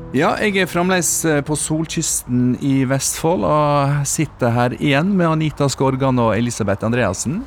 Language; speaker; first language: Norwegian; native; Norwegian